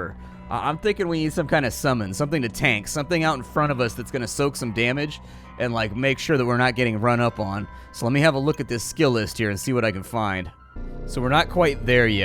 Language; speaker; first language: English; native; English